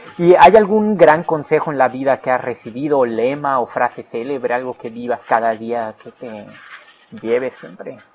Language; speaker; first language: Spanish; native; Spanish